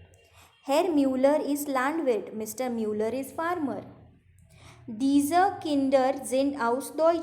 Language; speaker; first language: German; non-native, fluent; Marathi